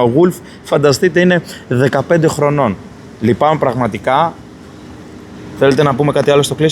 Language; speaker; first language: Greek; native; Greek